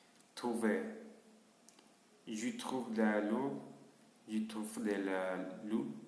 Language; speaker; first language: French; non-native, learner; Spanish